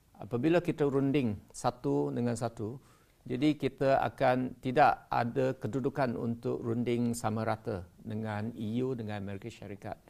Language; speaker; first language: Malay; non-native, local second language; Chinese